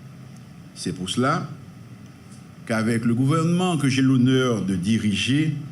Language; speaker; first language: French; non-native, local second language; Haitian Creole